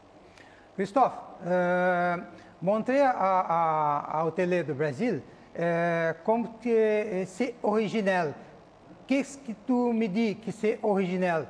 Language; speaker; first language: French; non-native, learner; Portuguese